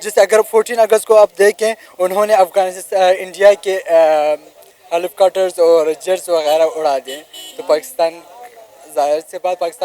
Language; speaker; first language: Hindi; non-native, local second language; Pashto